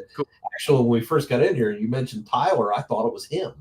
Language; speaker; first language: English; native; English